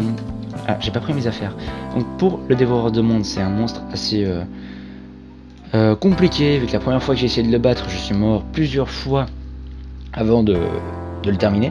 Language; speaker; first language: French; native; French